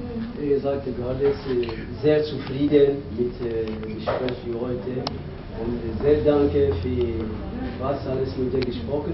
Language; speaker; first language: German; non-native, learner; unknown